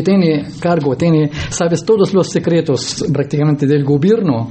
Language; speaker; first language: Spanish; non-native, learner; Arabic